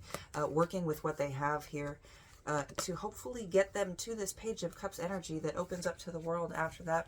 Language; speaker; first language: English; native; English